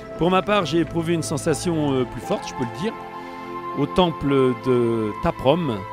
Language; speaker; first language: French; native; French